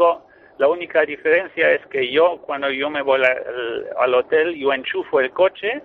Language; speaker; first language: Spanish; non-native, fluent; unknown